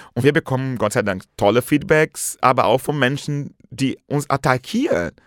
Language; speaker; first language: German; non-native, fluent; Portuguese